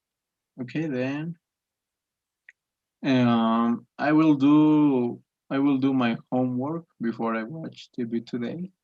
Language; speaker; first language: English; non-native, learner; Spanish